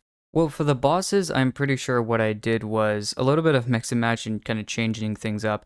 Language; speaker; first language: English; native; English